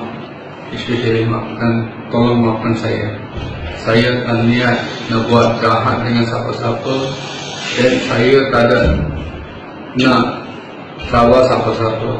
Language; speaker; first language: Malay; non-native, fluent; Bangla